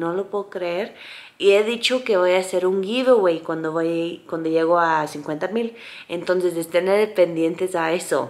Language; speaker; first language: Spanish; non-native, fluent; English